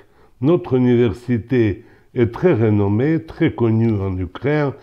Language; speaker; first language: French; non-native, local second language; Ukrainian